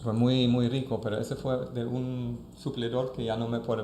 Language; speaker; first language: Spanish; non-native, fluent; German